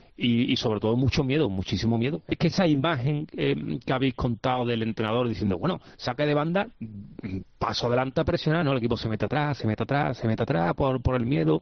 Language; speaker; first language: Spanish; native; Spanish